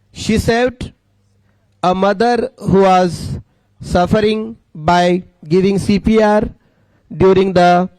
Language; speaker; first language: English; non-native, local second language; Marathi